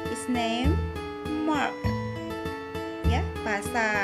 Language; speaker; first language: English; non-native, learner; Indonesian